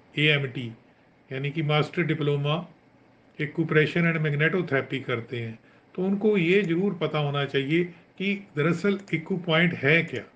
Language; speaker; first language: Hindi; non-native, local second language; Punjabi